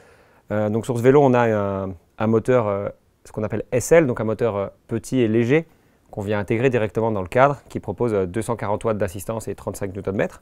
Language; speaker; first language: French; native; French